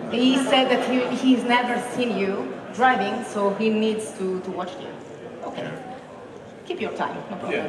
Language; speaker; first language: English; non-native, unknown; Italian